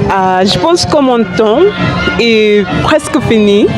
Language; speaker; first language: French; non-native, fluent; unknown